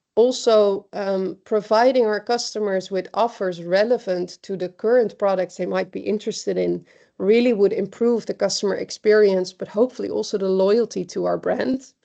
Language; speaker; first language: English; non-native, fluent; Dutch